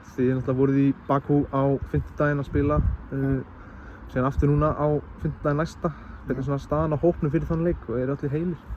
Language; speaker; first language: Icelandic; native; Icelandic